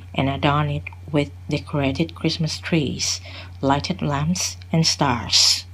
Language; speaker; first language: English; non-native, fluent; Thai